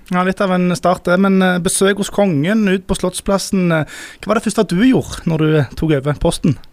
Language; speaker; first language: Norwegian; native; Norwegian